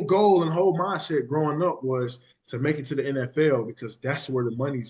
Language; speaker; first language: English; native; English